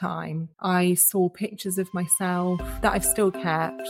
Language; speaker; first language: English; native; English